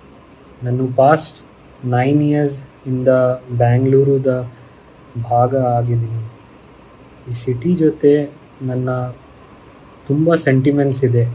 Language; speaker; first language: Kannada; non-native, local second language; Hindi